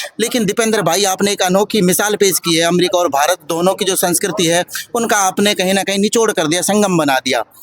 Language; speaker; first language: Hindi; native; Hindi